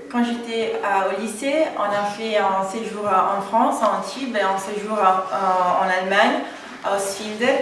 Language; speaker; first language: French; non-native, fluent; Italian